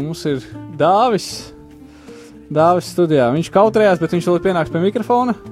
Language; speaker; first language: Latvian; native; Latvian